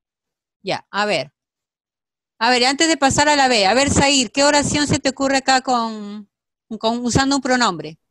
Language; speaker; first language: Spanish; native; Spanish